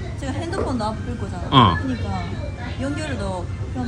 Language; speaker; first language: Korean; non-native, learner; Japanese